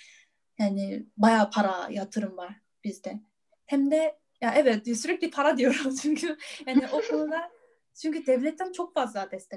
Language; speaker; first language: Turkish; non-native, fluent; Korean